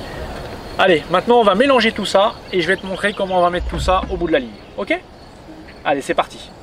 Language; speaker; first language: French; native; French